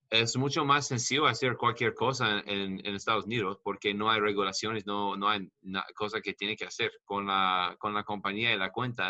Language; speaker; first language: Spanish; non-native, learner; English